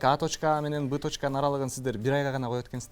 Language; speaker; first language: Kyrgyz; native; Kyrgyz